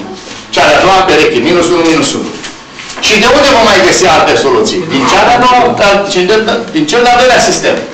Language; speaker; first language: Romanian; native; Romanian